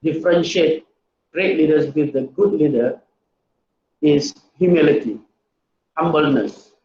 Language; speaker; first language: English; non-native, local second language; Malay